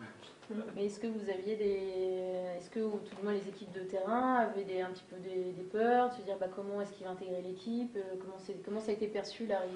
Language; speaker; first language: French; native; French